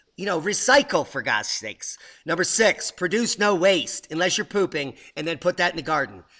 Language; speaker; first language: English; native; English